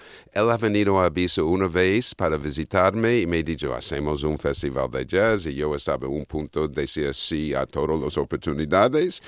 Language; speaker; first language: Spanish; non-native, fluent; English